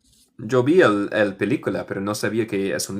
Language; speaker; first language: Spanish; non-native, fluent; English